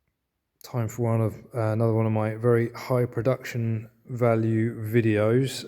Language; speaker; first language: English; native; English